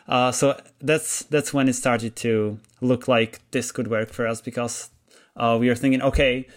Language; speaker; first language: English; non-native, fluent; Czech